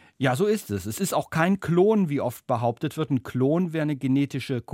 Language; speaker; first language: German; native; German